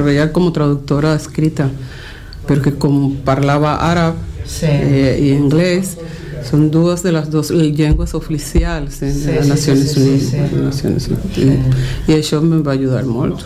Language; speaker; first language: Spanish; non-native, local second language; Catalan